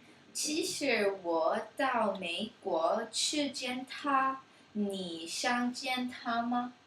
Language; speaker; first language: Chinese; non-native, learner; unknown